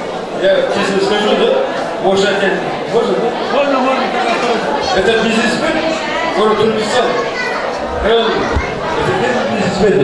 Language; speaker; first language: Russian; non-native, local second language; Kazakh